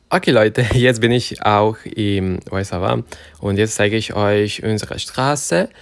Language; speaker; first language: German; non-native, learner; Serbian